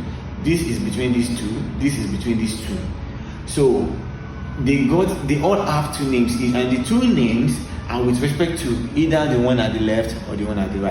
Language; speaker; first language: English; non-native, local second language; Yoruba